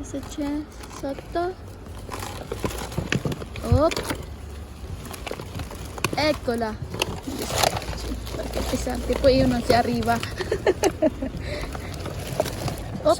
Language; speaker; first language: Italian; non-native, learner; Filipino